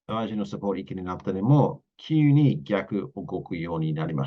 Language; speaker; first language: Japanese; non-native, learner; English